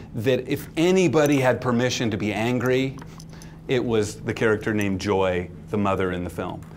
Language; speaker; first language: English; native; English